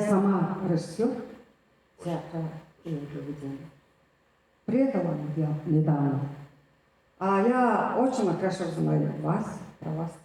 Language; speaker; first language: Russian; non-native, fluent; Mongolian